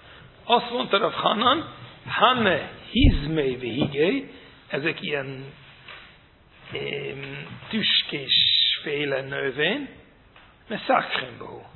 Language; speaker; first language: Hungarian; non-native, fluent; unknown